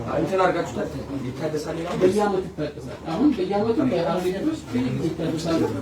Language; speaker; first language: Amharic; non-native, local second language; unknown